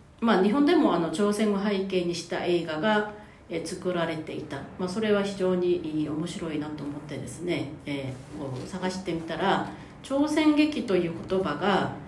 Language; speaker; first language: Japanese; non-native, fluent; Korean